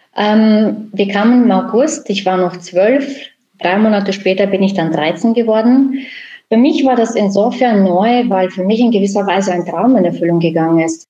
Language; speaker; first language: German; early bilingual, other home language; Russian